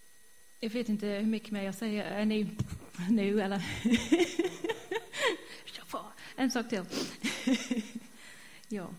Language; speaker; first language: Swedish; non-native, fluent; English